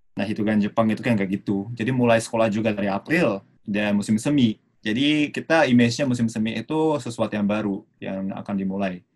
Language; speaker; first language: Indonesian; non-native, fluent; Japanese